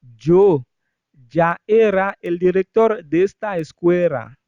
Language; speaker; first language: Spanish; non-native, fluent; Haitian Creole